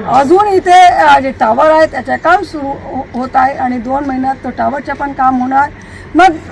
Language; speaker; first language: Marathi; non-native, local second language; Hindi